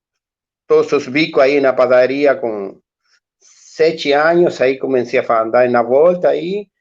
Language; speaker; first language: Portuguese; non-native, learner; Spanish